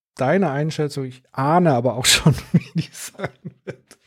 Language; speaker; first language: German; native; German